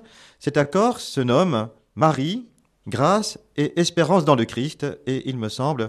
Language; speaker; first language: French; native; French